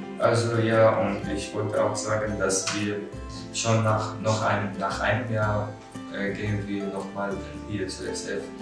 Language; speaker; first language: German; non-native, learner; Arabic